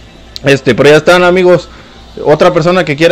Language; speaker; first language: Spanish; native; Spanish